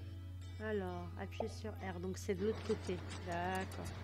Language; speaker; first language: French; native; French